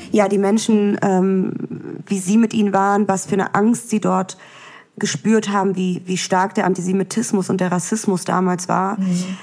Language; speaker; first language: German; early bilingual, other home language; Russian